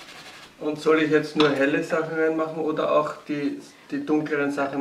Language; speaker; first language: German; native; German